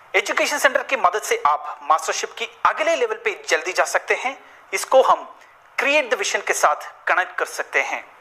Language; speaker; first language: Hindi; non-native, local second language; Malayalam